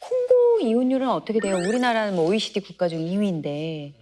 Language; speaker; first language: Korean; native; Korean